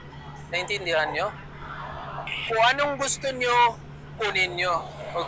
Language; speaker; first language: Filipino; non-native, learner; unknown